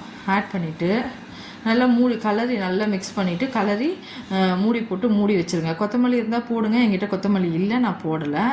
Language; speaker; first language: Tamil; native; Tamil